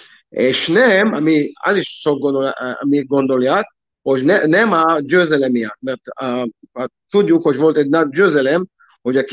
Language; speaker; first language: Hungarian; non-native, learner; Hebrew